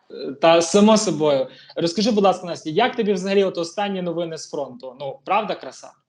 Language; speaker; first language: Ukrainian; native; Ukrainian